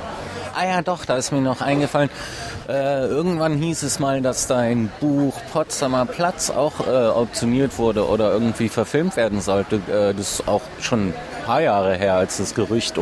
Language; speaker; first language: German; native; German